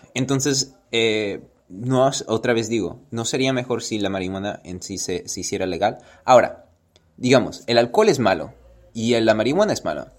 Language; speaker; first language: Spanish; early bilingual, heritage; Spanish